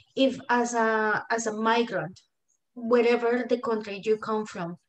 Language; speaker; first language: English; non-native, fluent; Spanish